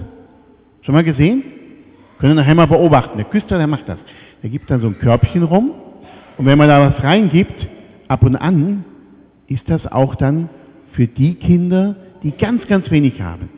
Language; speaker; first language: German; native; German